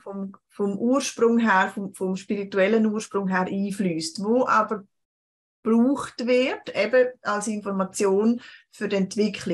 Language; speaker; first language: German; native; German